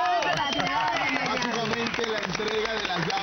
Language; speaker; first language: Spanish; native; Spanish